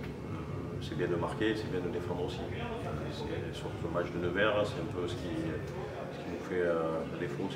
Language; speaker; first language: French; native; French